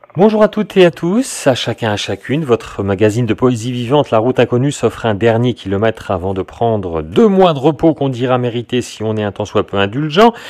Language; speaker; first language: French; native; French